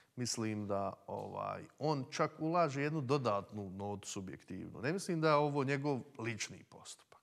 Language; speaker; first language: Serbian; native; Serbian